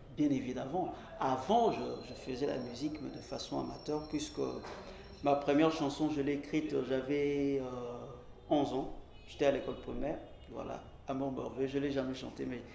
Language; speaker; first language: French; non-native, local second language; Lingala